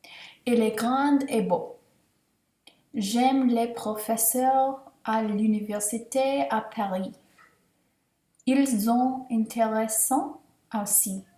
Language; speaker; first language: French; non-native, learner; English